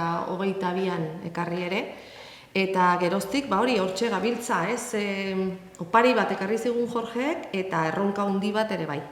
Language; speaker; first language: Basque; native; Basque